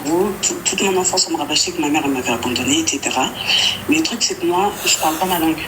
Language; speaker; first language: French; native; French